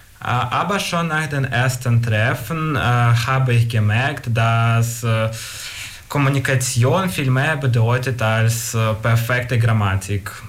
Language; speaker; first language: German; non-native, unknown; Ukrainian